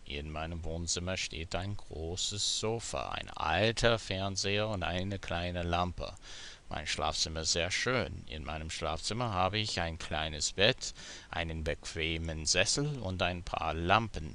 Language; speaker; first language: German; non-native, fluent; English